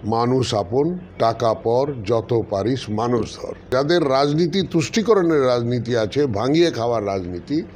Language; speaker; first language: Bangla; non-native, local second language; Punjabi